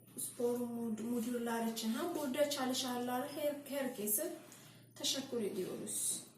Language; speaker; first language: Turkish; non-native, fluent; Amharic